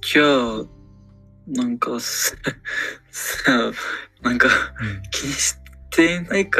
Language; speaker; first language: Japanese; non-native, fluent; French